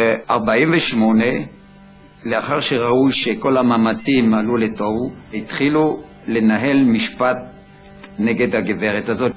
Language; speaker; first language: Hebrew; early bilingual, other home language; French